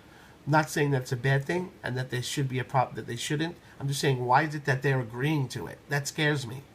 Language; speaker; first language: English; native; English